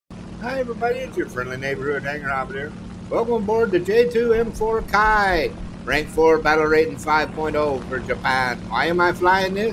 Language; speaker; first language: English; native; English